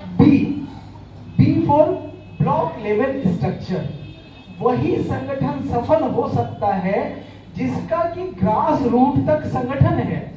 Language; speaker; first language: Hindi; native; Hindi